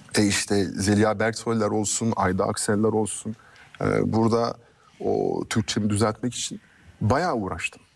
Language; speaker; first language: Turkish; early bilingual, heritage; Turkish